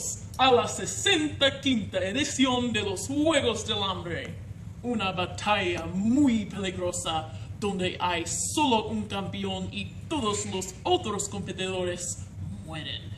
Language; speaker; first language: Spanish; non-native, learner; English